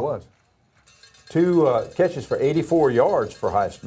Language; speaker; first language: English; native; English